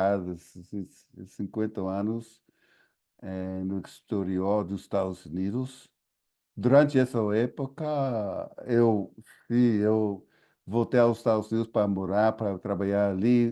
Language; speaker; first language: Portuguese; non-native, fluent; English